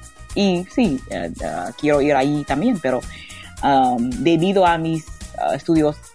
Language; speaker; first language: Spanish; non-native, learner; English